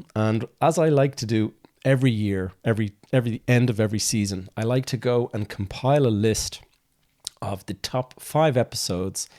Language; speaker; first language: English; native; English